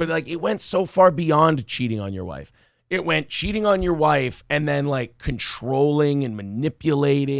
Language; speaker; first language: English; native; English